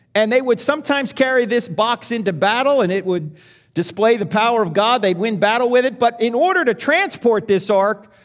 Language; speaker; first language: English; native; English